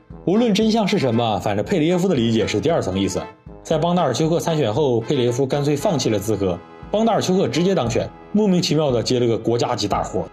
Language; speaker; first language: Chinese; native; Chinese